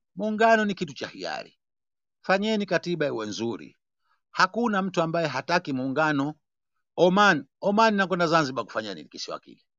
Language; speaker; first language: Swahili; native; Swahili